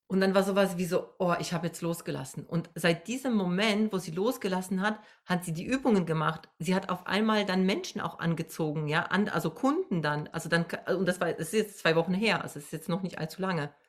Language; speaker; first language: German; non-native, fluent; Polish